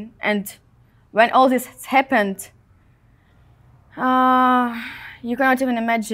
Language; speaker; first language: English; non-native, fluent; Ukrainian